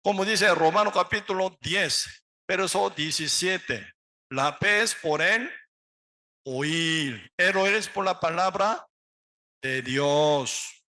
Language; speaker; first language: Spanish; non-native, learner; Korean